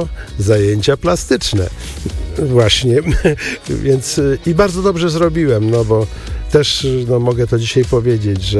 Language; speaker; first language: Polish; native; Polish